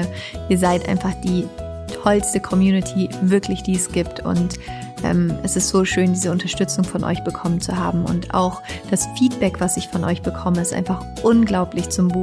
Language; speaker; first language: German; native; German